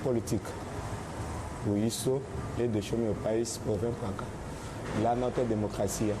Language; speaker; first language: Portuguese; non-native, learner; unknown